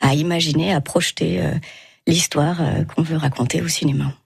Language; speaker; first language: French; native; French